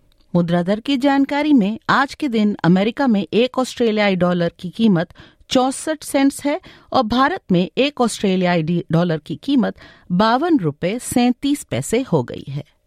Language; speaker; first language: Hindi; native; Hindi